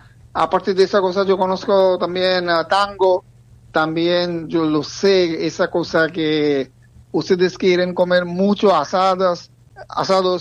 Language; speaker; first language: Spanish; non-native, learner; Bangla